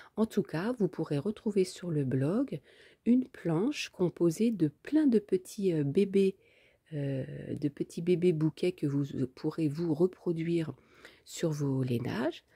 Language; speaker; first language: French; native; French